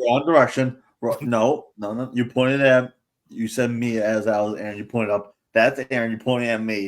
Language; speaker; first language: English; native; English